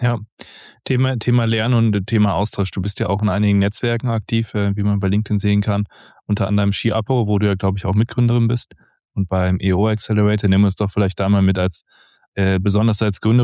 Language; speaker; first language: German; native; German